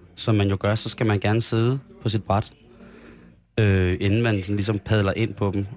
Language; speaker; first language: Danish; non-native, fluent; French